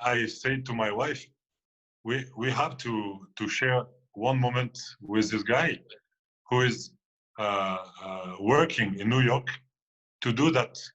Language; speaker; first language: English; non-native, fluent; French